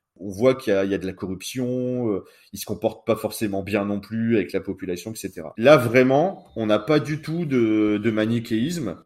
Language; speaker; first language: French; native; French